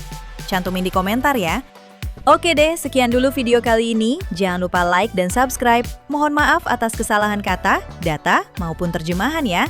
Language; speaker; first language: Indonesian; native; Indonesian